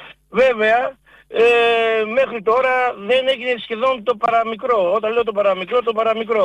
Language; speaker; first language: Greek; native; Greek